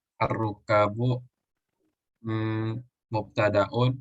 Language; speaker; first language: Arabic; non-native, learner; Indonesian